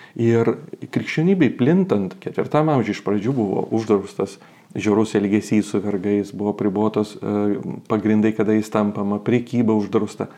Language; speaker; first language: Lithuanian; native; Lithuanian